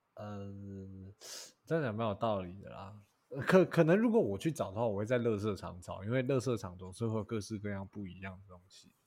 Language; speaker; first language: Chinese; native; Chinese